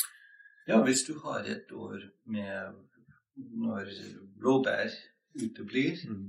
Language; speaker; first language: Norwegian; non-native, fluent; English